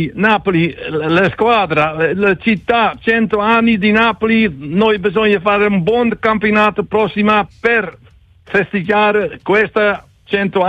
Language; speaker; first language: Italian; non-native, learner; Dutch